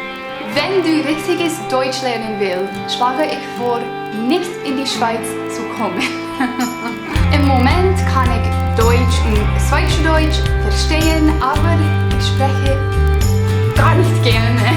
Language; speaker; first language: German; non-native, fluent; English